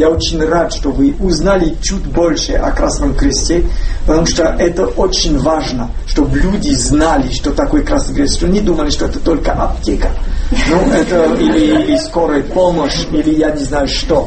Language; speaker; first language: Russian; non-native, learner; French